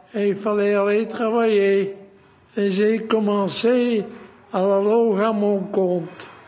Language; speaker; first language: French; native; French